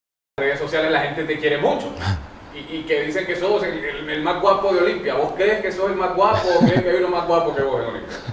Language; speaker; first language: Spanish; native; Spanish